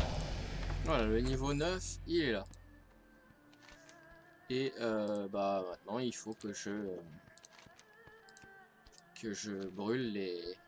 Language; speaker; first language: French; native; French